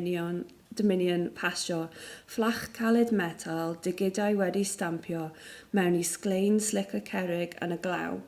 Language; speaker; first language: Welsh; non-native, local second language; English